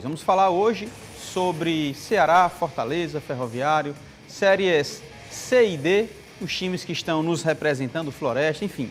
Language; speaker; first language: Portuguese; native; Portuguese